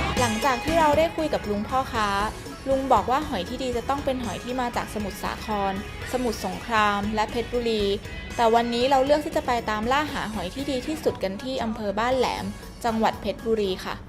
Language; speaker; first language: Thai; native; Thai